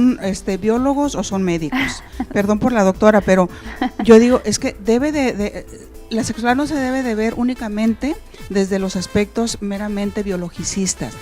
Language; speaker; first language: Spanish; native; Spanish